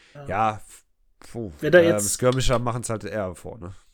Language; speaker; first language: German; non-native, fluent; English